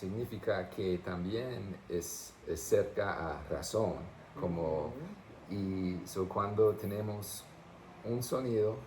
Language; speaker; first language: Spanish; non-native, fluent; English